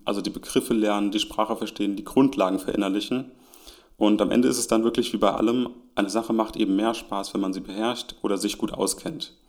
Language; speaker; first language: German; native; German